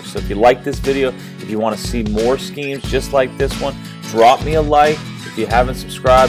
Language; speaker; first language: English; native; English